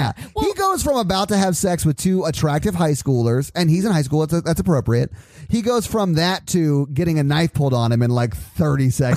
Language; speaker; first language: English; native; English